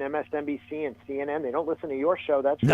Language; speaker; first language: English; native; English